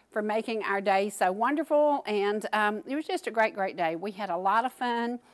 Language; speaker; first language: English; native; English